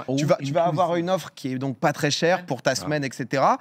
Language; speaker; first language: French; native; French